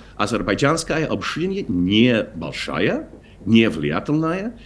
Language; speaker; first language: Russian; non-native, fluent; English